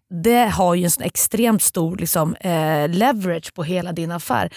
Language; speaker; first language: Swedish; native; Swedish